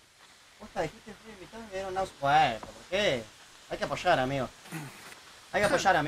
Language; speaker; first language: Spanish; native; Spanish